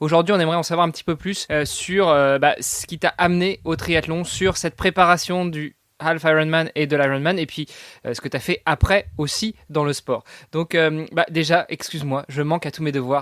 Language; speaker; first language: French; native; French